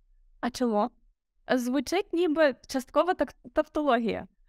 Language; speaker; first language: Ukrainian; native; Ukrainian